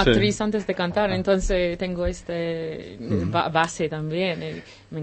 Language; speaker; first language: Spanish; non-native, learner; English